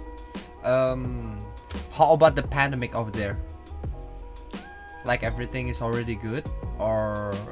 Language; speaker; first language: English; non-native, learner; Indonesian